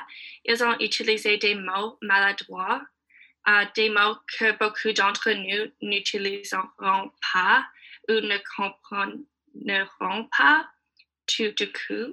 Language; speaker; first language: French; non-native, learner; English